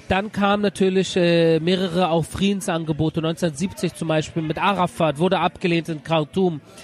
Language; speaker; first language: German; early bilingual, other home language; Persian